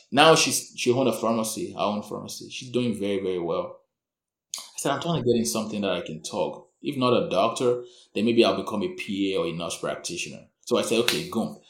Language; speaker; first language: English; non-native, local second language; Yoruba